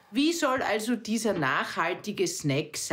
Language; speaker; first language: German; native; German